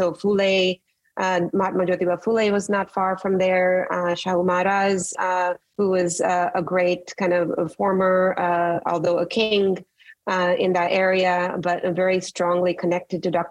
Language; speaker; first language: English; non-native, local second language; Marathi